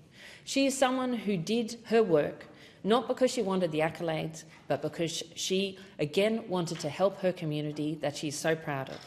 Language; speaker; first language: English; native; English